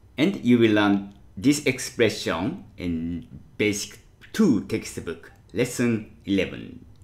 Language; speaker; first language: English; non-native, fluent; Japanese